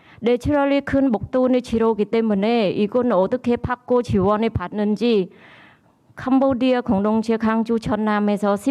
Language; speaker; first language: Korean; non-native, learner; Khmer